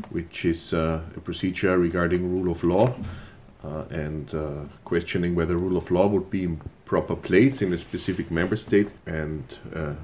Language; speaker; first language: English; non-native, fluent; German